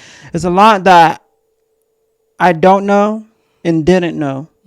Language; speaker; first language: English; native; English